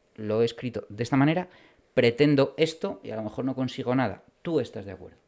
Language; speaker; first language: Spanish; native; Spanish